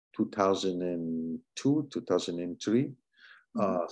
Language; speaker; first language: English; non-native, fluent; Italian